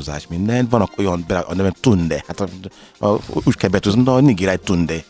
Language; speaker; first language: Hungarian; non-native, learner; Yoruba